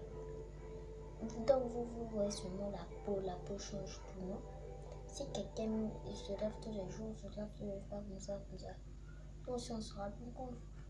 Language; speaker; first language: French; non-native, local second language; Lingala